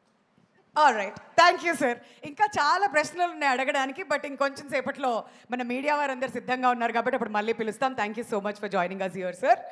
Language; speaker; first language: Telugu; native; Telugu